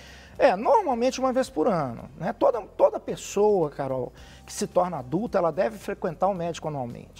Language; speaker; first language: Portuguese; native; Portuguese